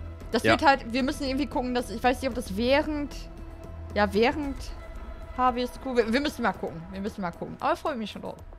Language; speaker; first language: German; native; German